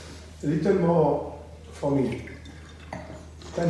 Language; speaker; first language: English; non-native, learner; French